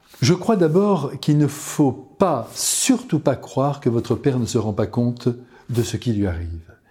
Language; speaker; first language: French; native; French